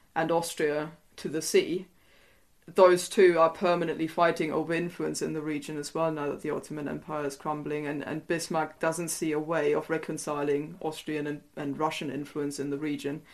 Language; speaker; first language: English; non-native, fluent; German